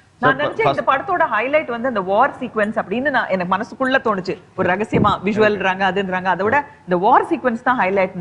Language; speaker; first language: Tamil; native; Tamil